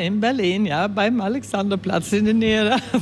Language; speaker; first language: German; early bilingual, heritage; German